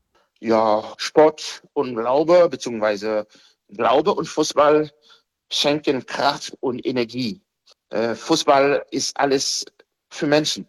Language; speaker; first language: German; non-native, fluent; Haitian Creole